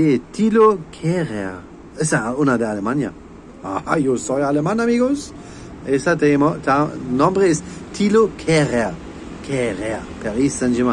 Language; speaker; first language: Spanish; non-native, learner; German